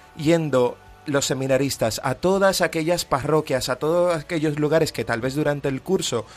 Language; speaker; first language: Spanish; native; Spanish